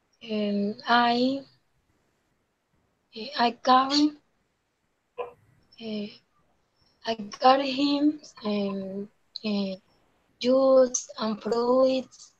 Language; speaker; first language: English; non-native, learner; Spanish